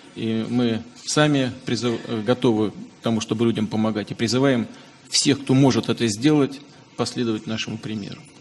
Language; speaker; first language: Russian; native; Russian